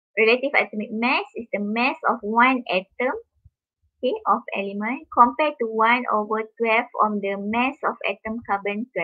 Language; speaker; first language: English; non-native, local second language; Malay